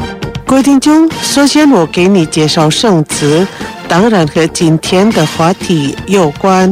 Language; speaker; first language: Chinese; non-native, fluent; Indonesian